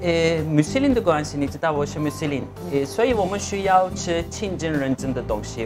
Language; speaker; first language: Chinese; non-native, fluent; Turkish